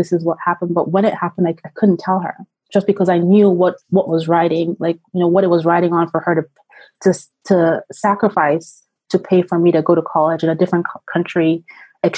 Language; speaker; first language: English; non-native, local second language; Yoruba